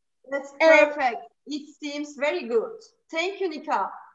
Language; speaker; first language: English; non-native, fluent; Turkish